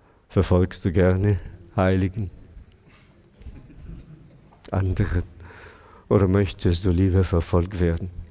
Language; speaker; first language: German; non-native, fluent; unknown